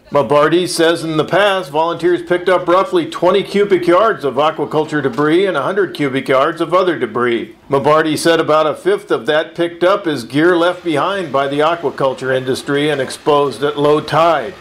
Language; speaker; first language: English; native; English